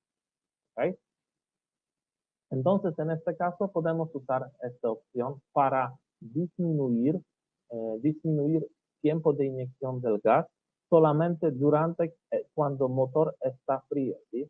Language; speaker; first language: Spanish; non-native, learner; Polish